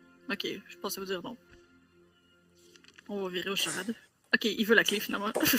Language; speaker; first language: French; native; French